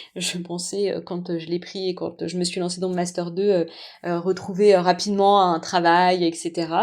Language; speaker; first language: French; native; French